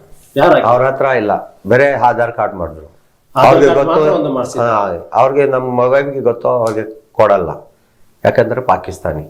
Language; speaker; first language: Kannada; non-native, local second language; Telugu